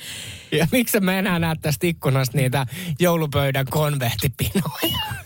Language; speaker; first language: Finnish; native; Finnish